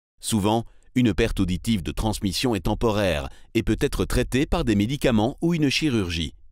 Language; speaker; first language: French; native; French